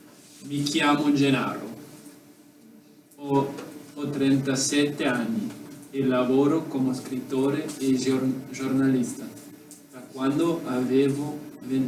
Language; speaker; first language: Italian; non-native, learner; German